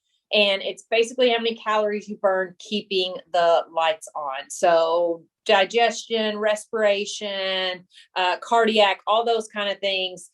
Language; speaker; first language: English; native; English